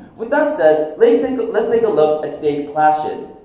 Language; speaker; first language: English; non-native, fluent; Korean